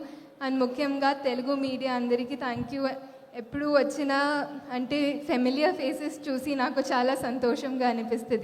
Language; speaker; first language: Telugu; non-native, fluent; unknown